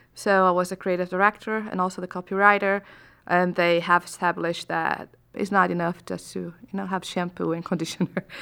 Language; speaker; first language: English; non-native, fluent; Portuguese